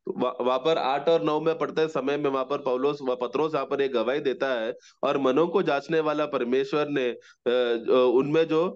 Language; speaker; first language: Hindi; non-native, local second language; Malayalam